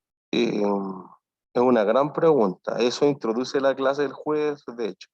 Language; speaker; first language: Spanish; native; Spanish